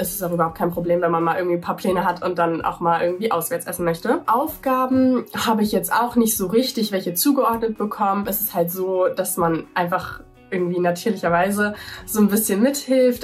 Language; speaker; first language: German; native; German